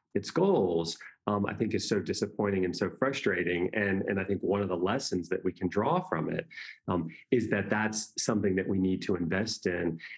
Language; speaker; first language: English; native; English